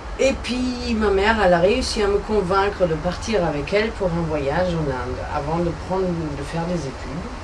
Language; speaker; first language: French; non-native, fluent; German